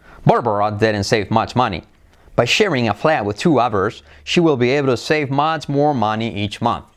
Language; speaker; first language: English; non-native, fluent; Spanish